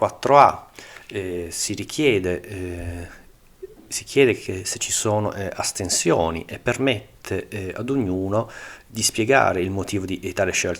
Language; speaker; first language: Italian; native; Italian